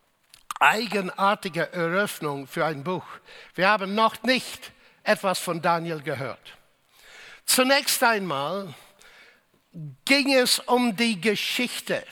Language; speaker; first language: German; non-native, fluent; English